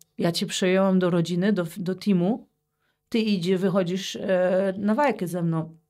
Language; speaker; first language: Polish; early bilingual, heritage; Polish